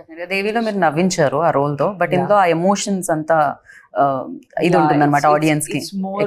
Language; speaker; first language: Telugu; native; Telugu